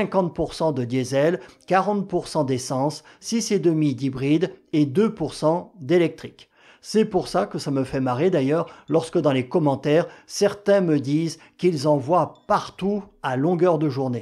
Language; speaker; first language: French; native; French